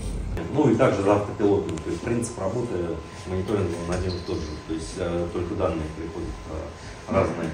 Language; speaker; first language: Russian; native; Russian